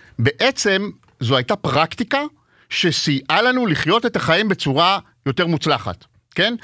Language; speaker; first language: Hebrew; native; Hebrew